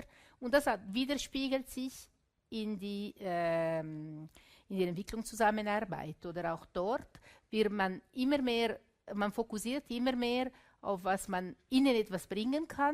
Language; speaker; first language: German; non-native, local second language; Italian